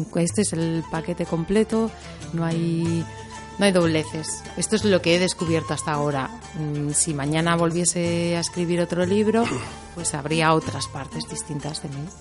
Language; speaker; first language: Spanish; native; Spanish